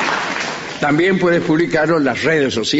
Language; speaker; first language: Spanish; native; Spanish